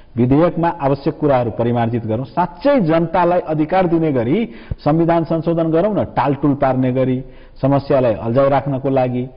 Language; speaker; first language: Nepali; non-native, local second language; Maithili